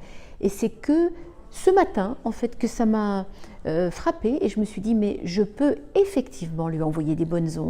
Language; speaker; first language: French; native; French